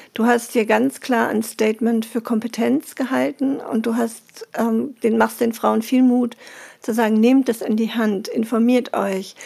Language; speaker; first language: German; non-native, fluent; French